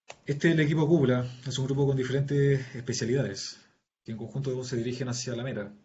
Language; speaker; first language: Spanish; native; Spanish